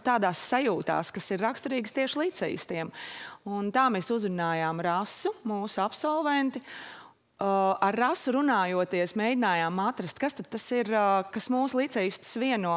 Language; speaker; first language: Latvian; native; Latvian